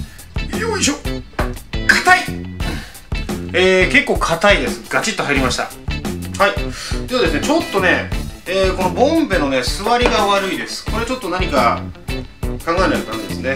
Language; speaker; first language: Japanese; native; Japanese